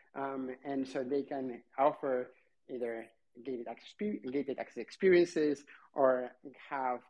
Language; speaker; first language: English; non-native, fluent; Spanish